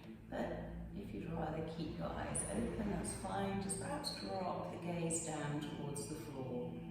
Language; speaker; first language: English; native; English